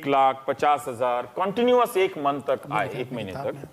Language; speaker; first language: Hindi; native; Hindi